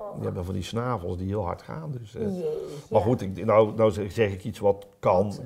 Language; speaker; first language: Dutch; native; Dutch